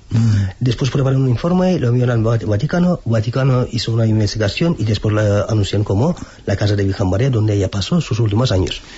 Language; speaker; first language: Spanish; non-native, fluent; Turkish